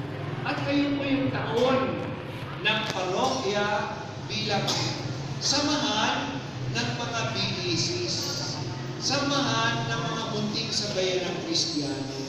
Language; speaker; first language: Filipino; native; Filipino